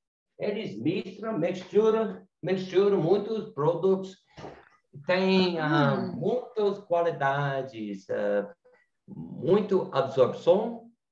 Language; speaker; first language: Portuguese; non-native, learner; English